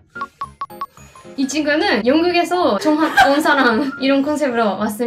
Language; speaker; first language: Korean; non-native, fluent; Japanese